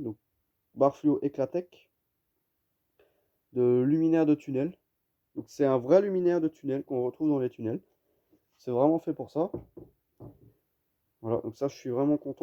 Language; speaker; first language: French; native; French